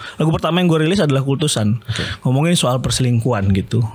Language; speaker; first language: Indonesian; native; Indonesian